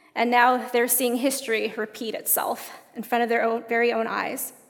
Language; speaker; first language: English; native; English